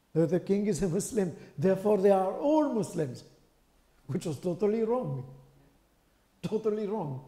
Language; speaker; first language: English; non-native, fluent; French